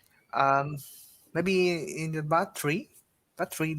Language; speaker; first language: English; non-native, learner; Vietnamese